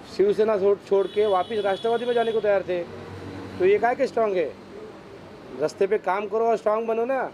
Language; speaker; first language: Hindi; non-native, local second language; Marathi